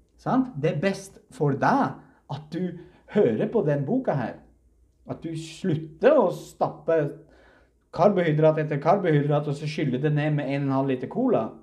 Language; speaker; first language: Norwegian; early bilingual, other home language; Uzbek